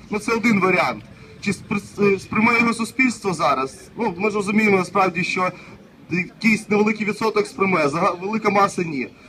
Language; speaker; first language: Ukrainian; native; Ukrainian